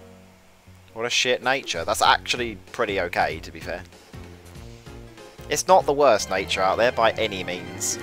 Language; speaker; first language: English; native; English